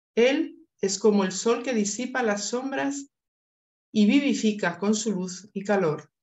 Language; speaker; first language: Spanish; native; Spanish